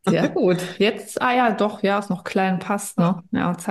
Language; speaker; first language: German; native; German